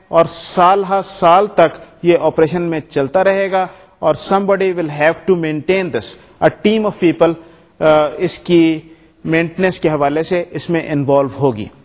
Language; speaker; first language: Urdu; native; Urdu